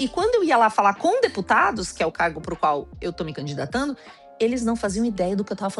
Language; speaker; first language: Portuguese; native; Portuguese